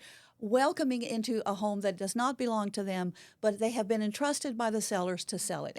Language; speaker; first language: English; native; English